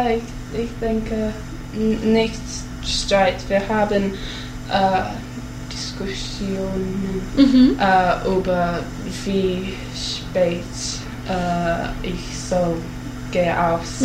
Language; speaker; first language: German; non-native, learner; English